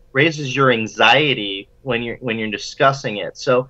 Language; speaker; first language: English; native; English